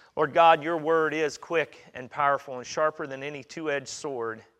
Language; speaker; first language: English; native; English